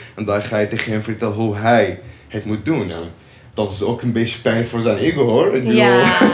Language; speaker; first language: Dutch; non-native, fluent; Arabic